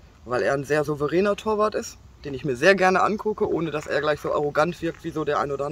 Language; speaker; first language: German; native; German